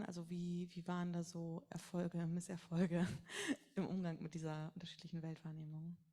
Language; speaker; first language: German; native; German